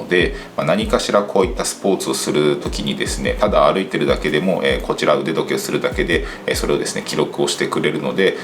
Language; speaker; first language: Japanese; native; Japanese